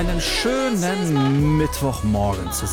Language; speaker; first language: German; native; German